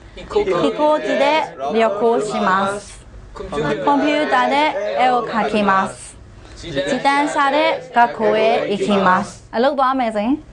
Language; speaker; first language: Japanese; non-native, fluent; Burmese